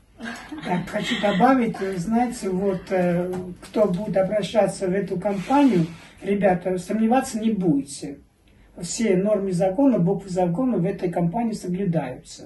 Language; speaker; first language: Russian; native; Russian